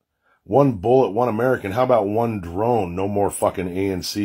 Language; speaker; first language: English; native; English